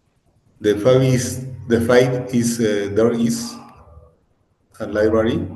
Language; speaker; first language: English; non-native, learner; Spanish